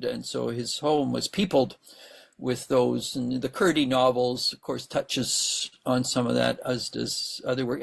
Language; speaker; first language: English; native; English